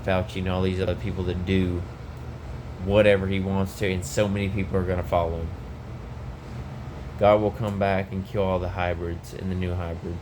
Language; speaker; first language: English; native; English